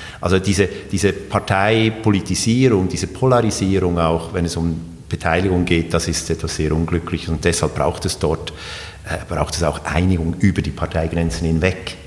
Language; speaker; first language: German; native; German